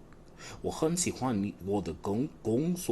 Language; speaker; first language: Chinese; non-native, learner; English